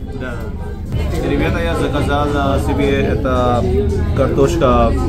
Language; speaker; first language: Russian; non-native, learner; Hindi